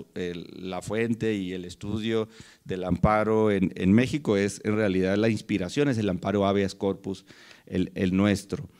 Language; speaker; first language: Spanish; native; Spanish